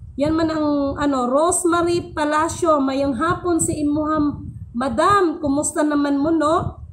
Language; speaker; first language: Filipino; non-native, local second language; Cebuano